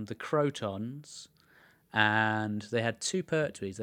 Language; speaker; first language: English; native; English